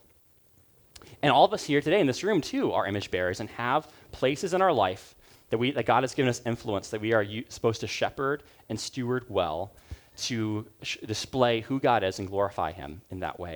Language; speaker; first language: English; native; English